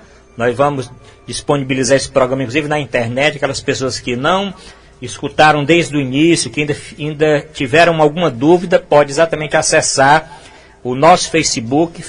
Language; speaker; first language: Portuguese; native; Portuguese